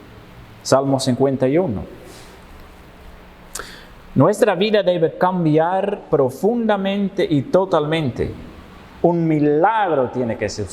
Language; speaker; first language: Spanish; non-native, fluent; Dutch